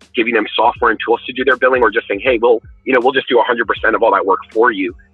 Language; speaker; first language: English; native; English